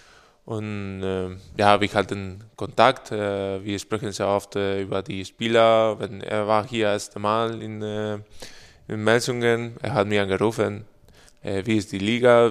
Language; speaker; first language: German; non-native, learner; Spanish